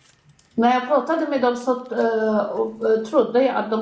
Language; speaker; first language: Swedish; non-native, learner; Arabic